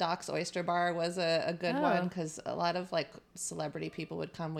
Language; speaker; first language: English; native; English